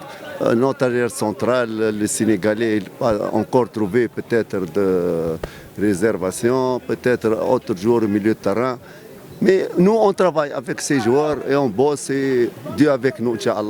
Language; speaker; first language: French; non-native, local second language; Arabic